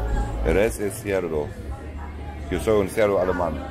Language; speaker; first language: Spanish; non-native, learner; German